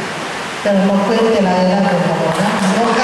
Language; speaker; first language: Spanish; non-native, fluent; Japanese